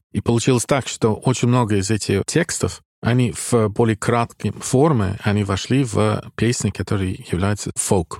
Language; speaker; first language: Russian; non-native, fluent; English